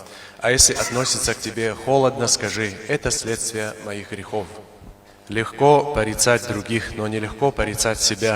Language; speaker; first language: Russian; non-native, local second language; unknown